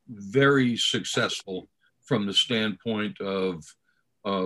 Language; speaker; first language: English; native; English